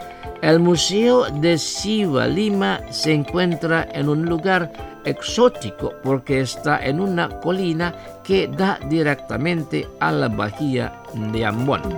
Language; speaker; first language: Spanish; non-native, fluent; Indonesian